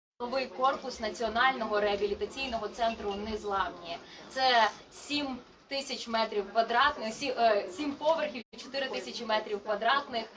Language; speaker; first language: Ukrainian; native; Ukrainian